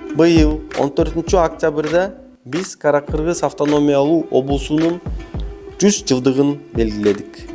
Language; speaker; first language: Kyrgyz; non-native, local second language; Russian